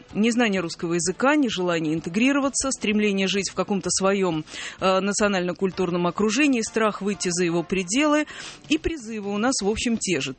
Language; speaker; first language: Russian; native; Russian